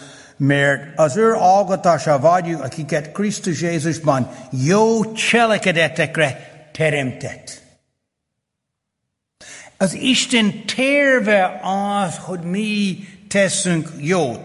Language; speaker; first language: Hungarian; early bilingual, heritage; Hungarian